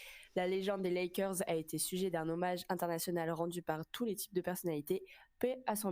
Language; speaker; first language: French; native; French